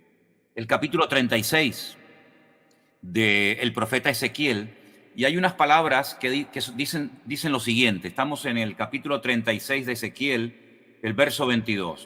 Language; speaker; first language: Spanish; native; Spanish